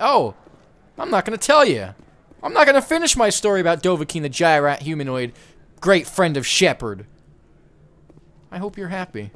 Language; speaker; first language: English; native; English